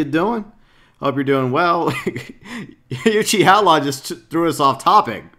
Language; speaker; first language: English; native; English